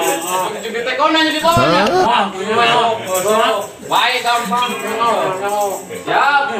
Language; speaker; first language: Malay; non-native, local second language; Sundanese